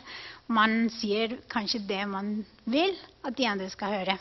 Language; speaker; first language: Norwegian; non-native, fluent; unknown